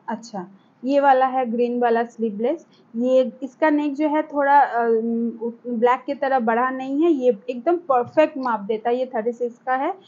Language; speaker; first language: Hindi; non-native, local second language; Bangla